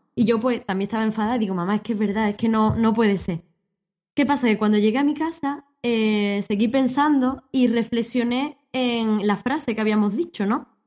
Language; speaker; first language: Spanish; native; Spanish